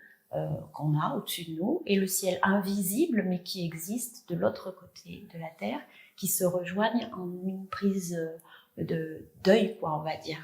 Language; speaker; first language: French; native; French